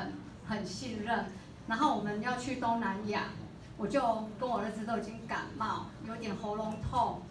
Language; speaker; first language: Chinese; native; Chinese